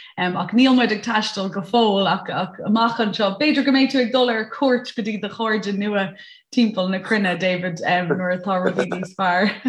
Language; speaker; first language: Irish; non-native, local second language; English